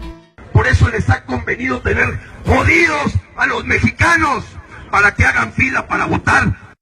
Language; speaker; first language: Spanish; native; Spanish